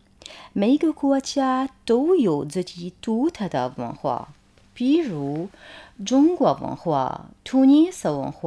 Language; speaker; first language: Chinese; non-native, fluent; Arabic